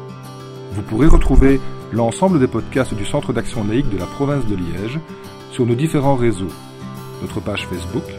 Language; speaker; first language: French; native; French